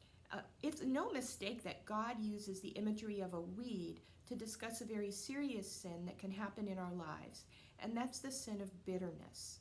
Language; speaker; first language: English; native; English